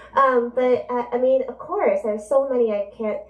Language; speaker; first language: English; native; English